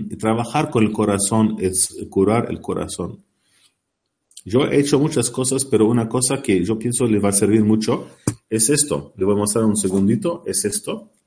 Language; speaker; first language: Spanish; non-native, learner; Arabic